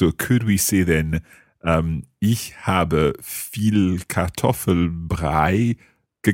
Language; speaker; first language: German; non-native, learner; English